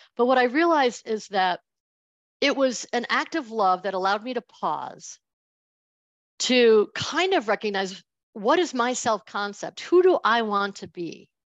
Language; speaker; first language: English; native; English